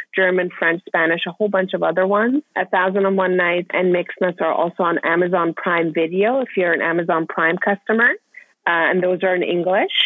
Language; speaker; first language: English; non-native, fluent; Persian